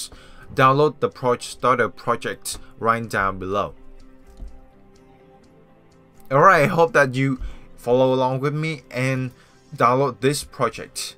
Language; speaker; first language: English; non-native, fluent; Vietnamese